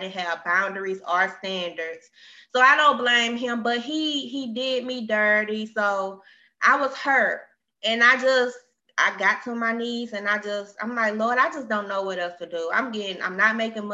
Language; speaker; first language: English; native; English